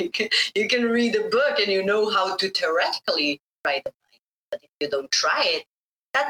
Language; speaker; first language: English; non-native, fluent; Bosnian